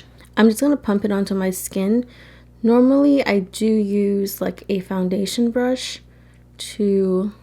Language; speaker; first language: English; native; English